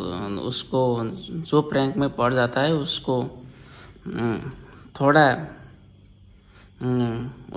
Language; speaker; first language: Hindi; non-native, learner; Nepali